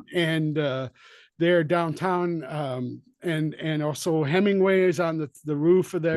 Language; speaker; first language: English; native; English